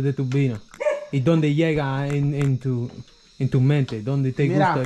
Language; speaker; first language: Spanish; non-native, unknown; English